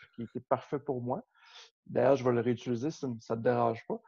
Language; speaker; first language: French; native; French